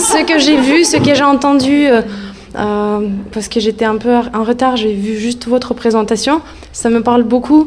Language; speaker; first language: French; non-native, fluent; Russian